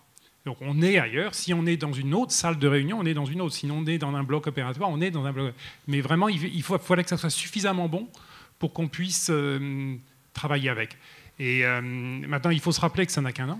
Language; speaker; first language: French; native; French